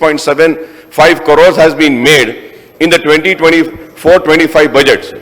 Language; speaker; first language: English; non-native, local second language; Urdu